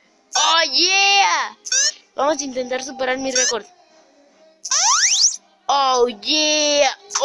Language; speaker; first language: Spanish; native; Spanish